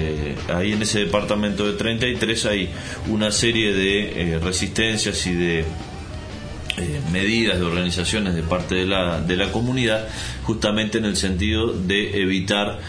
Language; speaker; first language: Spanish; native; Spanish